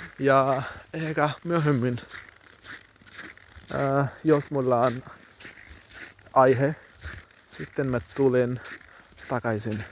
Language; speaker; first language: Finnish; non-native, learner; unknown